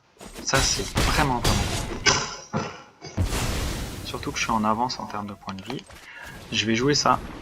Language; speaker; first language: French; native; French